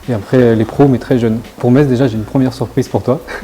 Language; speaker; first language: French; native; French